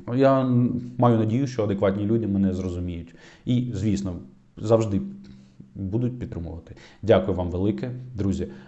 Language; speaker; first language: Ukrainian; non-native, local second language; Russian